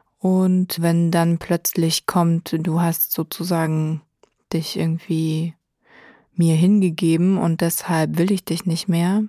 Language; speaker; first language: German; native; German